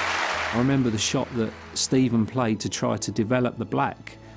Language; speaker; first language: English; native; English